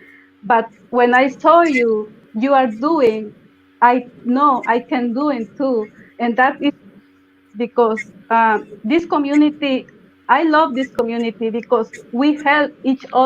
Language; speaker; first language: English; non-native, learner; Spanish